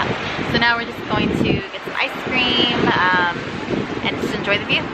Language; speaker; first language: English; native; English